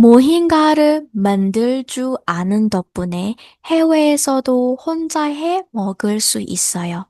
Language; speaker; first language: Korean; non-native, learner; Burmese